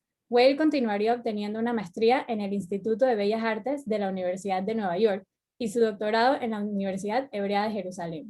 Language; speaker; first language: Spanish; native; Spanish